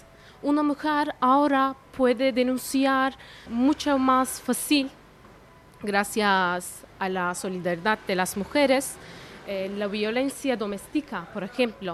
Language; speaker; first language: Spanish; non-native, fluent; Turkish